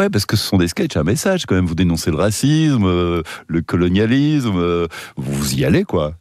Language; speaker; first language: French; native; French